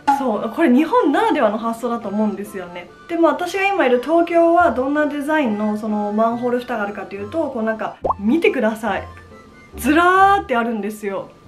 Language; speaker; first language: Japanese; early bilingual, other home language; Chinese